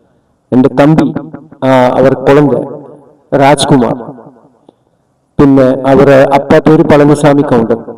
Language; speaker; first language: Tamil; non-native, learner; Malayalam